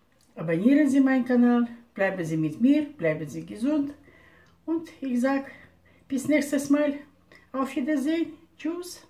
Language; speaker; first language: German; non-native, fluent; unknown